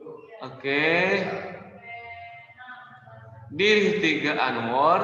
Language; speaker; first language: German; non-native, fluent; Indonesian